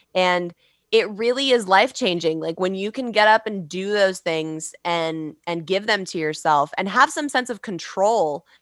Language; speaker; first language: English; native; English